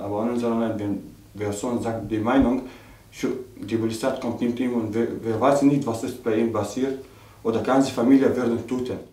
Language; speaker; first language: German; non-native, learner; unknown